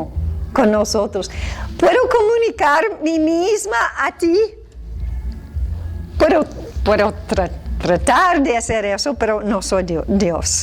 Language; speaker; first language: Spanish; non-native, fluent; English